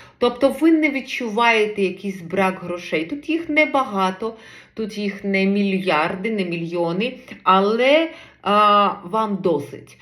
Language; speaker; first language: Ukrainian; non-native, local second language; Russian